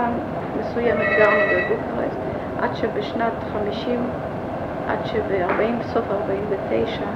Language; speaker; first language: Hebrew; early bilingual, other home language; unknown